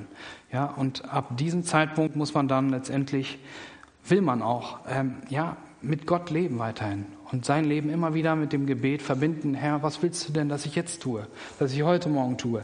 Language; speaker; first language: German; native; German